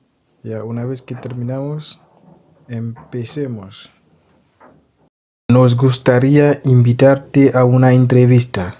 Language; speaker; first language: Spanish; non-native, fluent; Haitian Creole